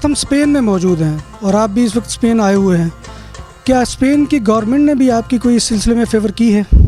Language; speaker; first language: Urdu; native; Urdu